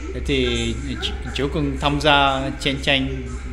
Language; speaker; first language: Vietnamese; non-native, fluent; Japanese